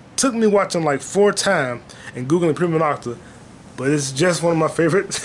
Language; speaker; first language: English; native; English